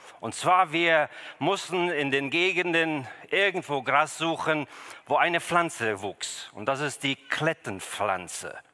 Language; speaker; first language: German; early bilingual, other home language; Russian